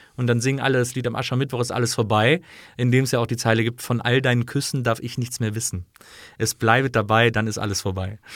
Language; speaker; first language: German; native; German